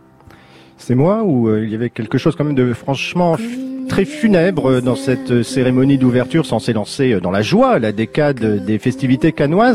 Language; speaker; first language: French; native; French